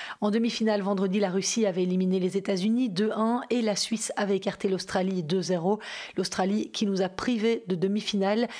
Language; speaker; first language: French; native; French